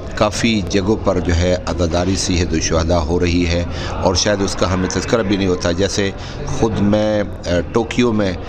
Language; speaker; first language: Urdu; non-native, local second language; Punjabi